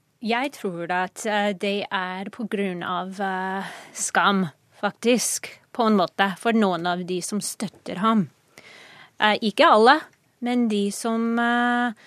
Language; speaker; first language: Norwegian; non-native, fluent; English